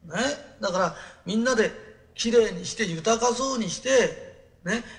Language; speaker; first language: Japanese; native; Japanese